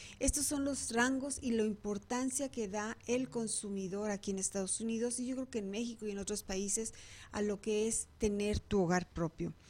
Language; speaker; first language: Spanish; native; Spanish